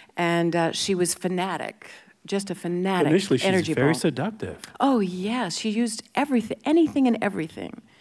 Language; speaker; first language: English; native; English